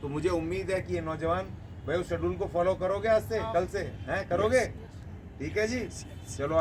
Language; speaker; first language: Hindi; native; Hindi